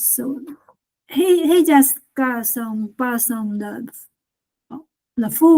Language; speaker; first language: English; non-native, learner; Chinese